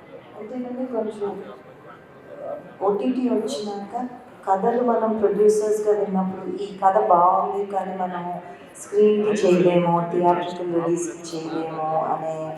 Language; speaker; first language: Telugu; native; Telugu